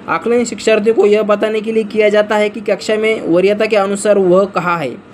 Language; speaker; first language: Hindi; non-native, local second language; Marathi